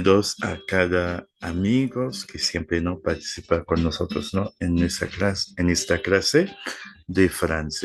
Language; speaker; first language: Spanish; non-native, fluent; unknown